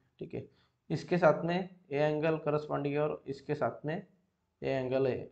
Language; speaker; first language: Hindi; non-native, local second language; Marathi